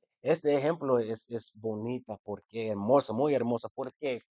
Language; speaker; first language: Spanish; non-native, fluent; English